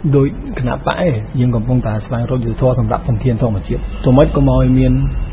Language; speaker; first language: Khmer; non-native, fluent; Spanish